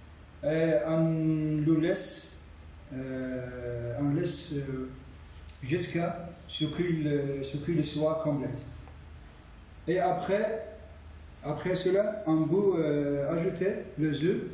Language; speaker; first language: French; non-native, learner; Arabic